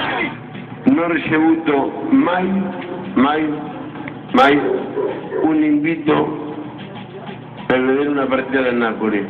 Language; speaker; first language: Italian; non-native, fluent; Spanish